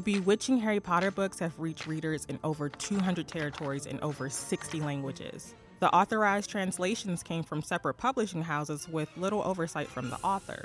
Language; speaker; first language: English; native; English